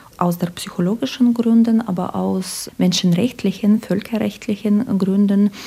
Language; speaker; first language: German; non-native, fluent; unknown